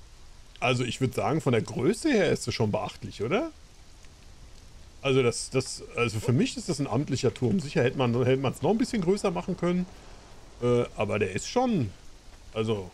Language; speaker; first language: German; native; German